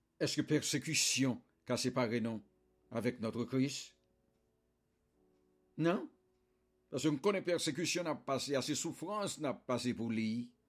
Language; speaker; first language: French; non-native, local second language; Haitian Creole